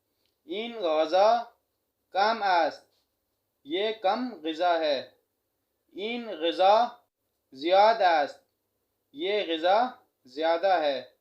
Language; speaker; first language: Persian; non-native, fluent; Urdu